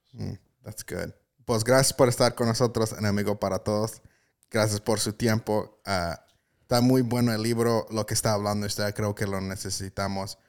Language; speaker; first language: Spanish; early bilingual, heritage; Spanish